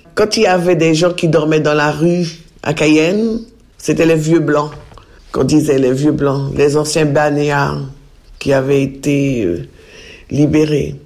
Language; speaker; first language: French; native; French